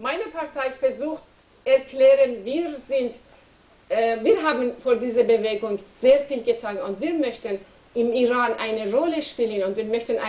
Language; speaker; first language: German; non-native, learner; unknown